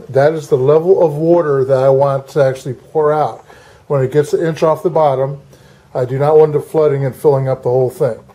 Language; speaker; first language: English; native; English